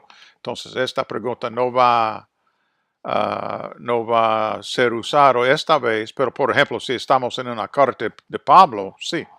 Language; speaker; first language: Spanish; non-native, fluent; English